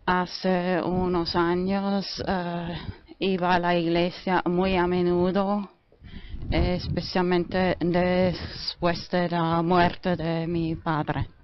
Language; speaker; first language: Spanish; non-native, fluent; German